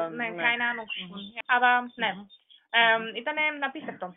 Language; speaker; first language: Greek; non-native, fluent; German